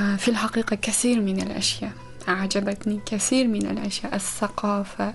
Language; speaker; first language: Arabic; non-native, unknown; Uzbek